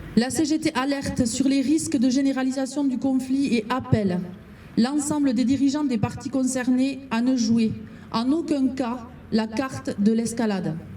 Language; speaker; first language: French; native; French